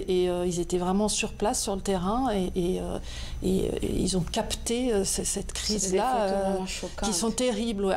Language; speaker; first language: French; native; French